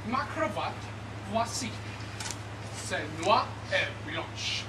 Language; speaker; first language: French; non-native, learner; English